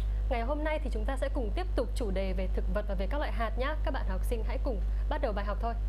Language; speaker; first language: Vietnamese; native; Vietnamese